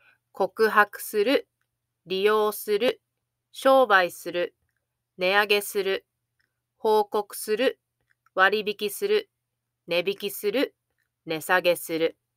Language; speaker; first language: Japanese; native; Japanese